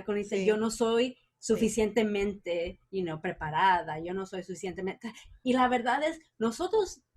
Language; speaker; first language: Spanish; early bilingual, heritage; Spanish